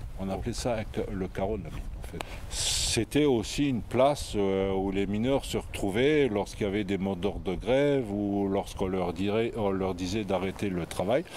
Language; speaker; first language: French; native; French